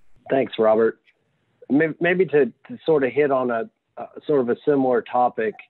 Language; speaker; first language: English; native; English